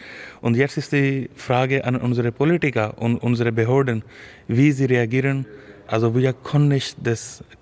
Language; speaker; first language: German; non-native, fluent; Urdu